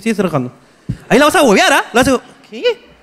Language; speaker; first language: Spanish; native; Spanish